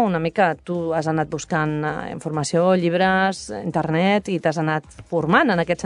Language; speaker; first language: Catalan; native; Catalan